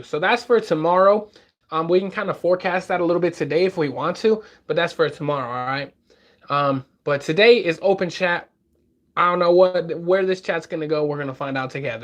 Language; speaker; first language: English; native; English